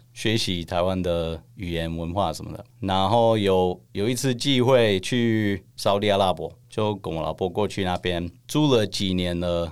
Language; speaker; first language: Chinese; non-native, fluent; English